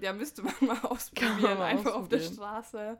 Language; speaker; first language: German; native; German